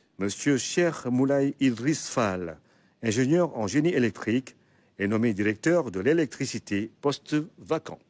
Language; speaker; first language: French; non-native, local second language; Wolof